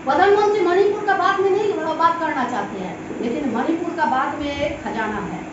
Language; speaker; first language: Hindi; non-native, local second language; Bangla